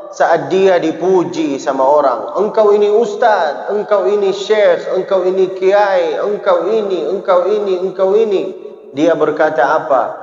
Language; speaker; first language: Malay; early bilingual, heritage; Malay